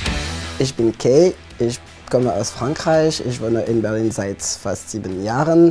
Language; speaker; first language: German; non-native, fluent; French